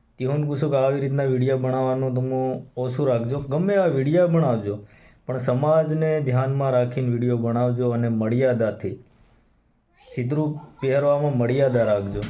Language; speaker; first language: Gujarati; non-native, local second language; Bhili